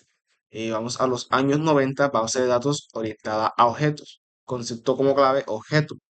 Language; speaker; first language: Spanish; native; Spanish